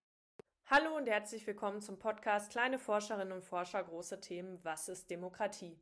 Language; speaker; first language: German; native; German